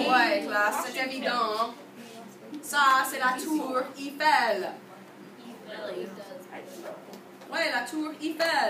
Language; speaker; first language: French; non-native, fluent; English